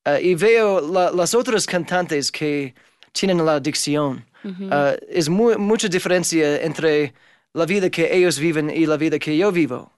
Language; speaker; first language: Spanish; non-native, fluent; English